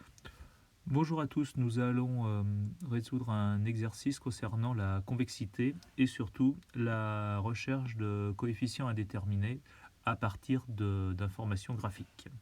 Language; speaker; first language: French; native; French